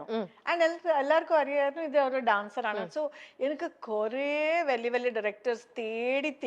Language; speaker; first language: Malayalam; non-native, learner; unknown